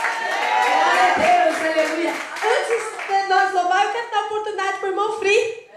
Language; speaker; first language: Portuguese; native; Portuguese